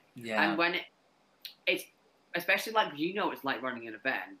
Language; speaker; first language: English; native; English